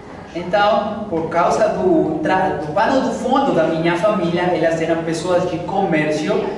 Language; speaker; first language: Portuguese; non-native, fluent; Spanish